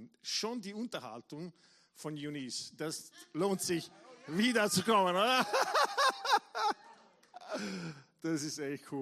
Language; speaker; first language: German; non-native, fluent; English